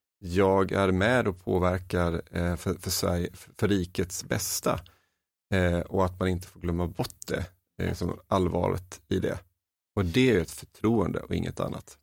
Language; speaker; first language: Swedish; native; Swedish